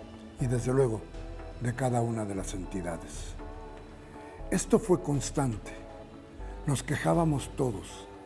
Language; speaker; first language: Spanish; native; Spanish